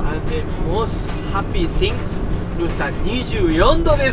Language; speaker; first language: Japanese; native; Japanese